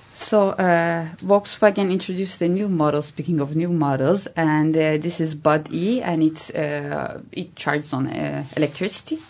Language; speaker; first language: English; non-native, fluent; Turkish